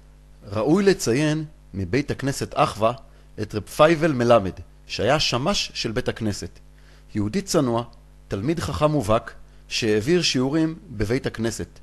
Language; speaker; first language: Hebrew; native; Hebrew